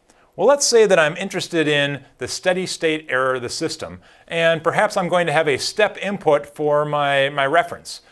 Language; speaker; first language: English; native; English